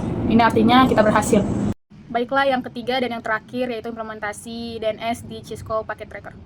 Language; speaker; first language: Indonesian; native; Indonesian